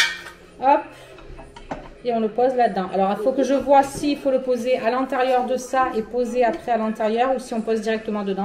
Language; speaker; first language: French; native; French